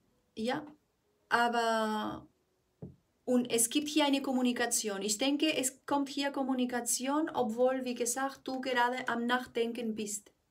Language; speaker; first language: German; non-native, fluent; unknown